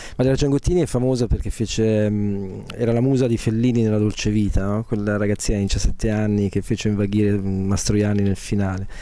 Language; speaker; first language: Italian; native; Italian